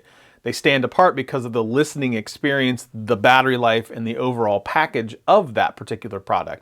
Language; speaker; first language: English; native; English